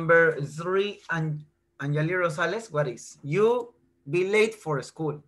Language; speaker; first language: English; non-native, fluent; Spanish